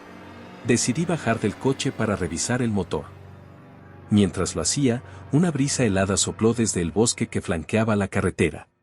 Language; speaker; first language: Spanish; native; Spanish